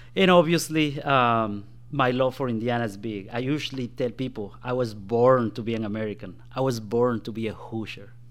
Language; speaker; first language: English; non-native, fluent; Spanish